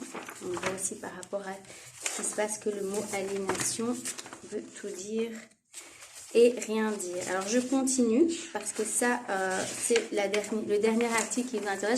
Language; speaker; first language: French; native; French